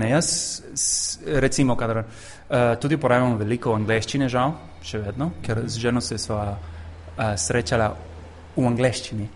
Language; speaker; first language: Slovenian; non-native, fluent; Spanish